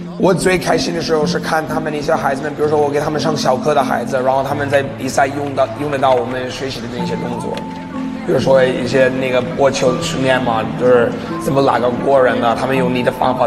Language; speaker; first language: Chinese; early bilingual, other home language; English